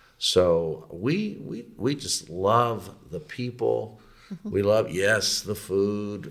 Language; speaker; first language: English; native; English